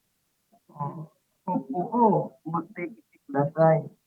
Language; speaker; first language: Japanese; non-native, learner; Indonesian